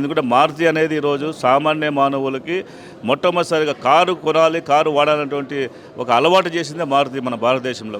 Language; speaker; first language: Telugu; native; Telugu